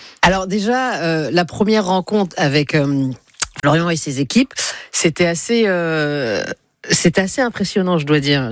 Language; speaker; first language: French; native; French